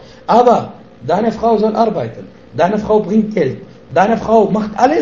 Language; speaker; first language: German; non-native, fluent; Arabic